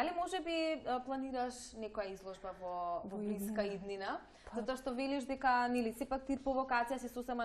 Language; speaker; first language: Macedonian; native; Macedonian